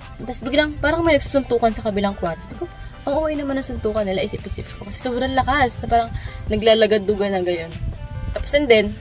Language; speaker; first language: Filipino; non-native, local second language; Bikol